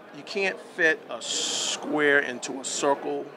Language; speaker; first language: English; native; English